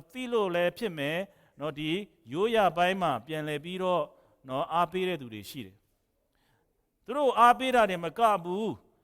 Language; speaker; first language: Burmese; non-native, local second language; Kachin